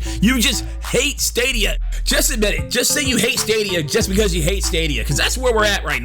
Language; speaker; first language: English; native; English